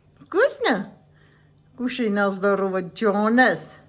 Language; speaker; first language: Russian; non-native, fluent; Armenian